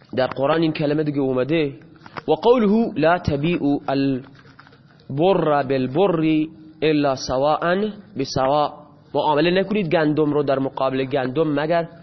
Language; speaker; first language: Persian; non-native, local second language; Baluchi